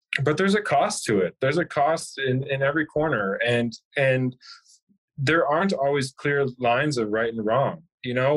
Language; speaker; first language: English; native; English